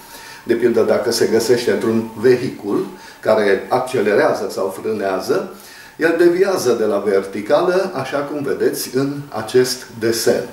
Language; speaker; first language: Romanian; native; Romanian